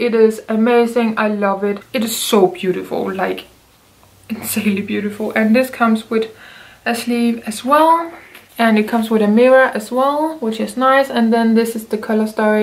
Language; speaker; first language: English; non-native, fluent; Danish